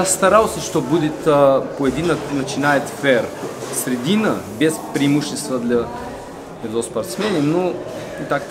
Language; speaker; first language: Russian; non-native, learner; Bulgarian